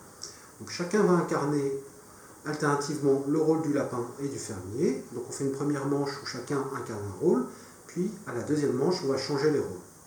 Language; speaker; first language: French; native; French